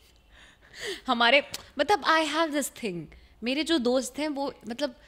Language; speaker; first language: Hindi; native; Hindi